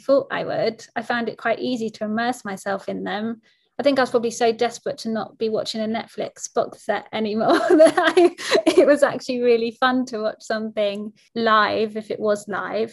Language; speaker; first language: English; native; English